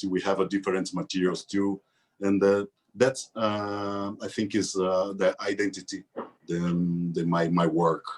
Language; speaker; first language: English; non-native, learner; Portuguese